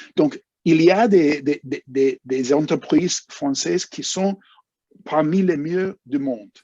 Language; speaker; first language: French; non-native, fluent; English